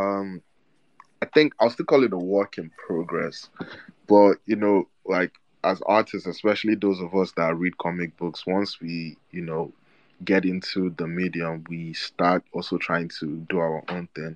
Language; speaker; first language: English; non-native, local second language; Igbo